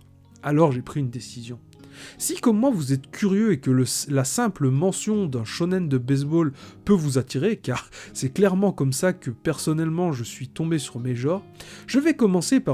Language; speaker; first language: French; native; French